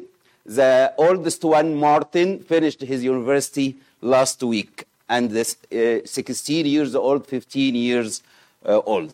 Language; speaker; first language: English; non-native, fluent; Arabic